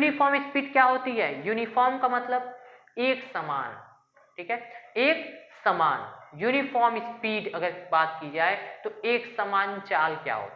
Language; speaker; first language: Hindi; native; Hindi